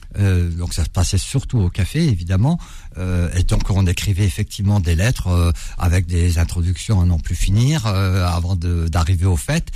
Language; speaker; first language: French; early bilingual, other home language; Arabic